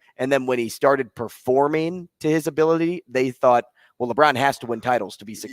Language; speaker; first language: English; native; English